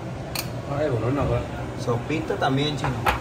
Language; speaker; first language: Spanish; native; Spanish